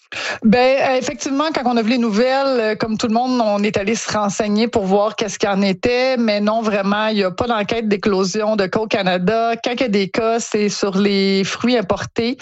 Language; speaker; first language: French; native; French